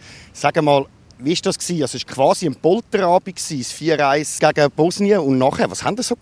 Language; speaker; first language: German; native; German